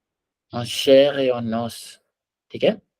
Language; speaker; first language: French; non-native, fluent; Hindi